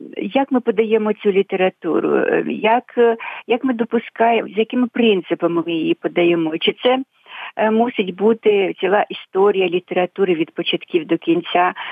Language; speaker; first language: Ukrainian; native; Ukrainian